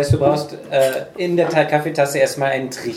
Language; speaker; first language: German; non-native, fluent; English